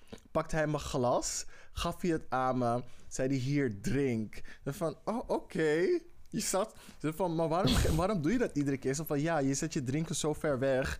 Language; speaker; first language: Dutch; native; Dutch